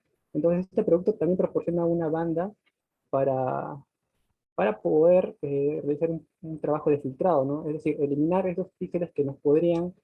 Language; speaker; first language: Spanish; native; Spanish